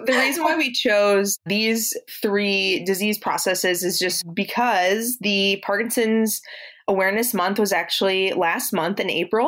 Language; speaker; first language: English; native; English